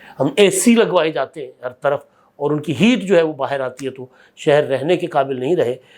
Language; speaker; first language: Urdu; non-native, local second language; Sindhi